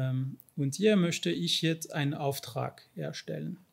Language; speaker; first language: German; non-native, fluent; French